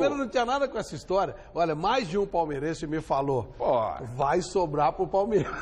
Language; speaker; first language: Portuguese; native; Portuguese